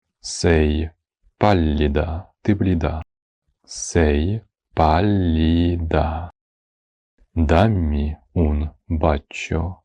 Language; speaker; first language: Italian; non-native, fluent; Ukrainian